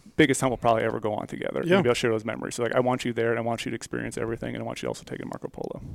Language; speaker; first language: English; native; English